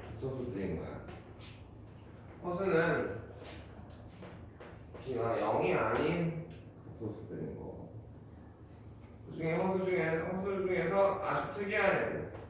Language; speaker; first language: Korean; native; Korean